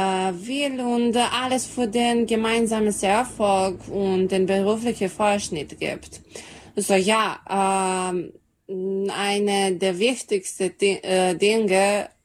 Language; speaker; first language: German; non-native, fluent; Serbian